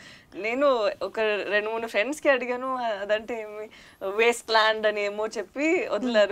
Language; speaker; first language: Telugu; non-native, local second language; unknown